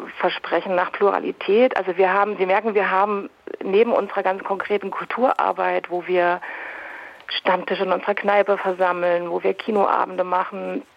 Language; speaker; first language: German; native; German